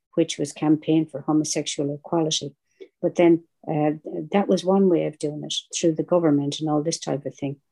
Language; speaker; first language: English; native; English